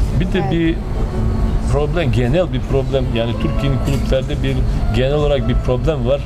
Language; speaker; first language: Turkish; non-native, fluent; Serbian